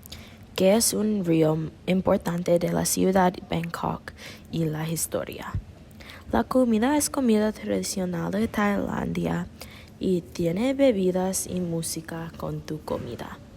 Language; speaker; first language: Spanish; non-native, learner; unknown